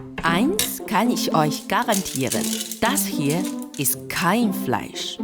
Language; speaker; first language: German; non-native, fluent; Chinese